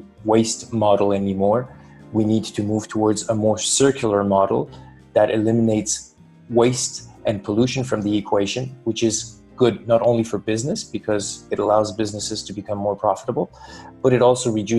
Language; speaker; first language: English; non-native, fluent; French